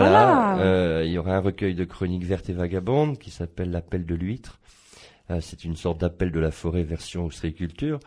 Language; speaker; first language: French; native; French